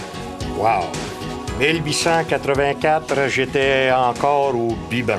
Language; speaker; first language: French; native; French